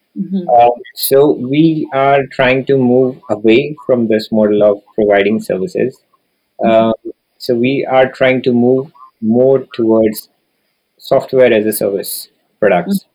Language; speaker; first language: English; non-native, local second language; Hindi